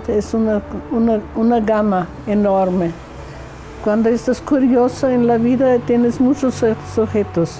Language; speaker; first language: Spanish; non-native, fluent; German